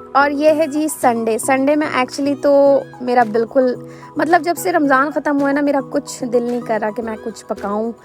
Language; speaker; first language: Urdu; native; Urdu